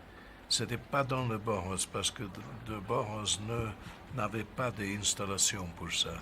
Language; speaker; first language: French; non-native, fluent; Hungarian